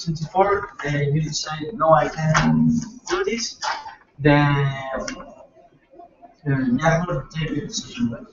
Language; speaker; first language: English; non-native, learner; Spanish